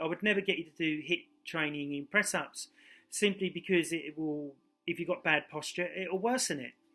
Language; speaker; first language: English; native; English